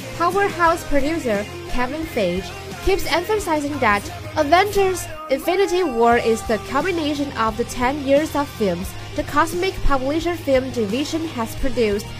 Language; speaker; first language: English; non-native, fluent; Chinese